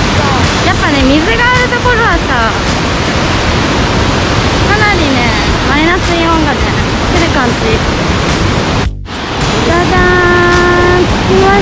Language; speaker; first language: Japanese; native; Japanese